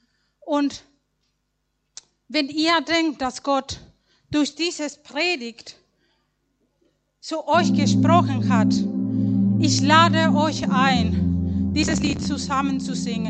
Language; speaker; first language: German; non-native, learner; Spanish